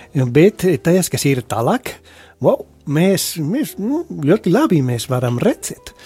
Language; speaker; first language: Latvian; non-native, fluent; Spanish